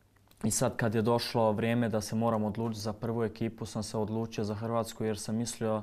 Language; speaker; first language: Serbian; early bilingual, heritage; Croatian